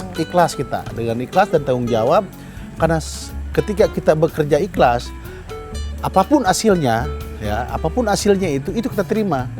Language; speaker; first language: Indonesian; non-native, local second language; Balinese